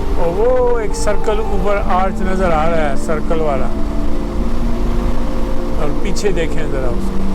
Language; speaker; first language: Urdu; non-native, local second language; Punjabi